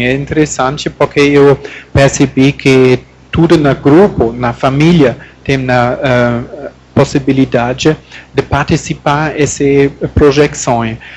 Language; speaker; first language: Portuguese; non-native, learner; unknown